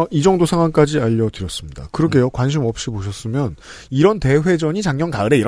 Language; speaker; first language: Korean; native; Korean